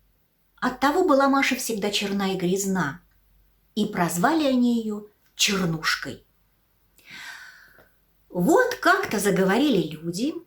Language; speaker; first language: Russian; native; Russian